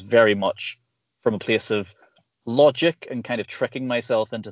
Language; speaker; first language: English; native; English